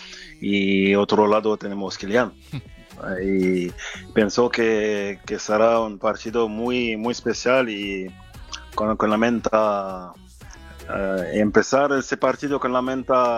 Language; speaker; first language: Spanish; non-native, fluent; French